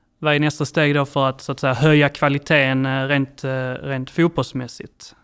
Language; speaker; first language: Swedish; native; Swedish